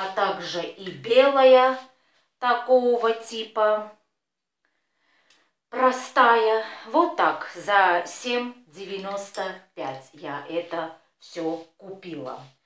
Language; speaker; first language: Russian; non-native, fluent; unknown